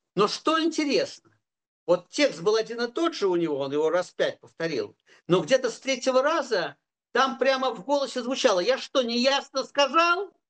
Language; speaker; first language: Russian; native; Russian